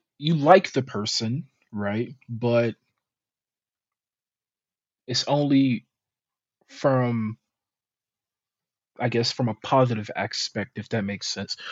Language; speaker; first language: English; native; English